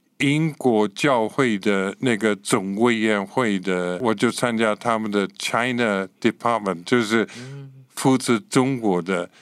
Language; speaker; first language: Chinese; non-native, fluent; English